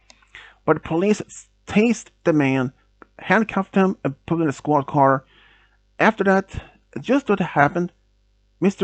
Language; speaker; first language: English; non-native, fluent; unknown